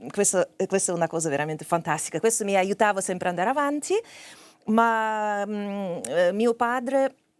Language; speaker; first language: Italian; non-native, fluent; Russian